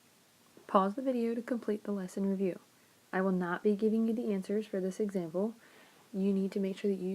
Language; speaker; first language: English; native; English